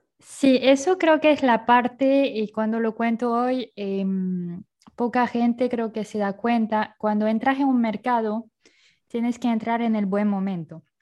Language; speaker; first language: Spanish; non-native, fluent; French